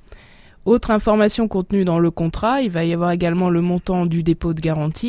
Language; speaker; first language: French; native; French